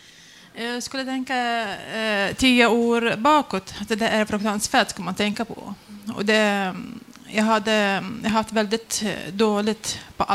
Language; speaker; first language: Swedish; non-native, learner; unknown